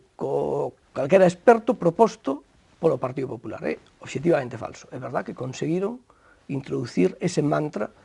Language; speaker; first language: Galician; native; Galician